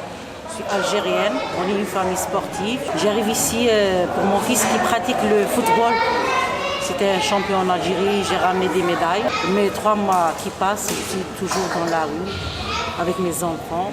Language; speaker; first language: French; non-native, local second language; Arabic